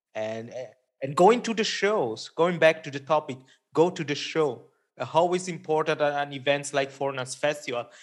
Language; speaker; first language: English; non-native, fluent; Italian